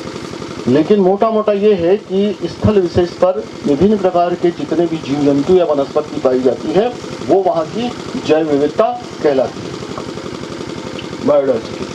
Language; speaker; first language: Hindi; native; Hindi